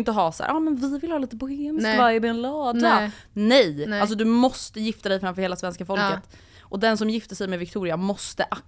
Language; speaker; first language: Swedish; native; Swedish